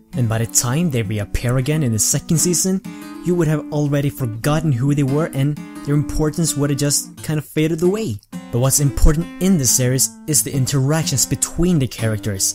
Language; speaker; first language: English; native; English